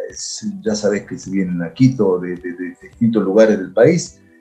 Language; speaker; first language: Spanish; native; Spanish